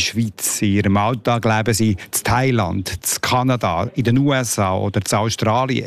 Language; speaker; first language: German; native; German